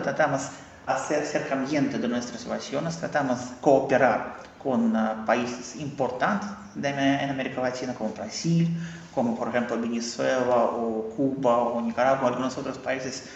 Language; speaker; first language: Spanish; non-native, fluent; Russian